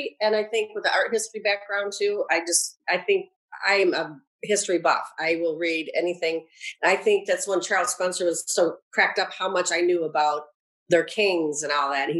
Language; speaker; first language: English; native; English